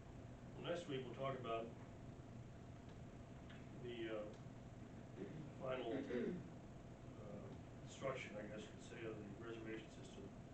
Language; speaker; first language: English; native; English